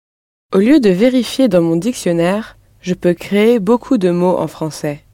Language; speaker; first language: French; non-native, learner; English